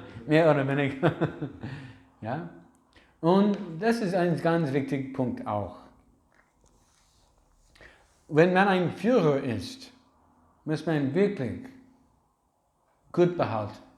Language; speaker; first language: German; non-native, learner; English